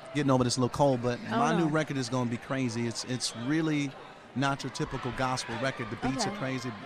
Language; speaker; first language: English; native; English